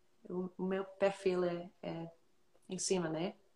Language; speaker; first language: Portuguese; non-native, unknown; English